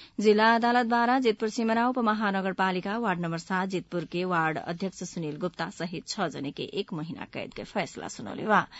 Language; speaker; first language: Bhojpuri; native; Bhojpuri